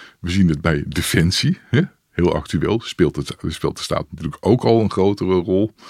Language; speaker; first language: Dutch; native; Dutch